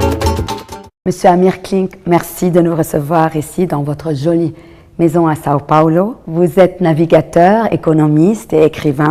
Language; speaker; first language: French; non-native, local second language; Arabic